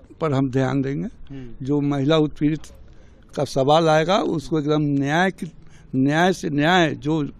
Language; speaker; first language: Hindi; native; Hindi